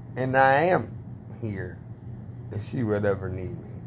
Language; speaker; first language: English; native; English